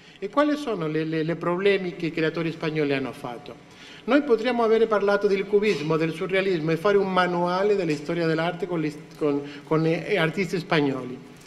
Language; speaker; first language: Italian; non-native, fluent; Spanish